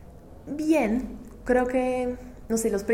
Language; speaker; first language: Spanish; non-native, fluent; English